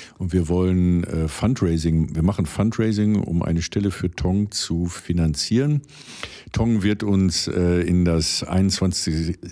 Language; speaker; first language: German; native; German